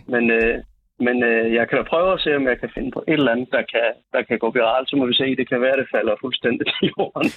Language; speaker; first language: Danish; native; Danish